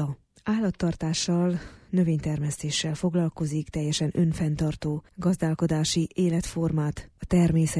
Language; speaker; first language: Hungarian; native; Hungarian